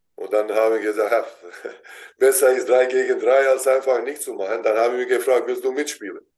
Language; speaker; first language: German; non-native, fluent; Bosnian